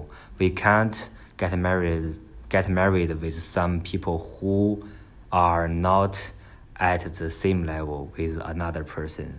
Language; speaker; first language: English; non-native, learner; Chinese